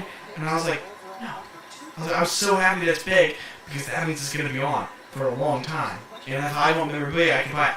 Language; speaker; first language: English; native; English